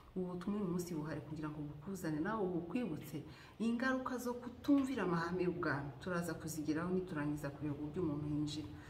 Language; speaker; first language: Kinyarwanda; native; Kinyarwanda